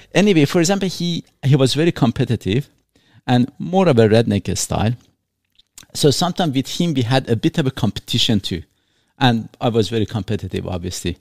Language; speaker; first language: English; non-native, fluent; Persian